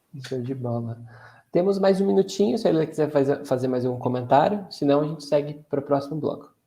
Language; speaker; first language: Portuguese; native; Portuguese